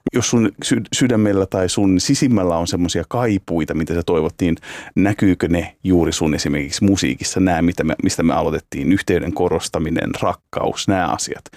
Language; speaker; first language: Finnish; native; Finnish